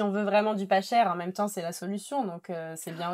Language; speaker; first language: French; native; French